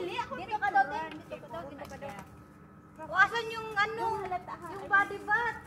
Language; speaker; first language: Filipino; non-native, local second language; Cebuano